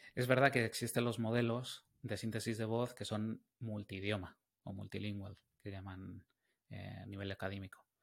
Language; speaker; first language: Spanish; native; Spanish